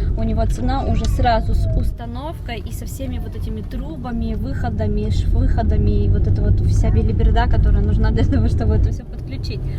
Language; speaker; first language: Russian; native; Russian